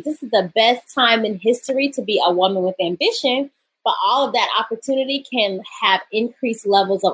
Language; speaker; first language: English; native; English